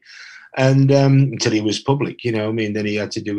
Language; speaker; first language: English; native; English